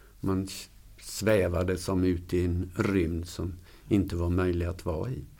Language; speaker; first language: Swedish; native; Swedish